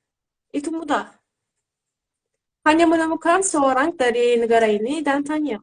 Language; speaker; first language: Indonesian; non-native, learner; Turkish